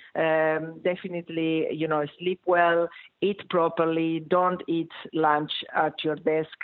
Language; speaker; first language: English; non-native, fluent; Spanish